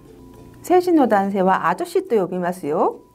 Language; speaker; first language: Japanese; non-native, fluent; Korean